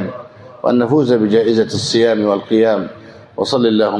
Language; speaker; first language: Arabic; native; Arabic